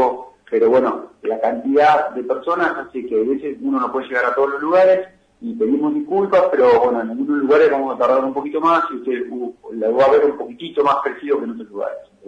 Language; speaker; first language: Spanish; native; Spanish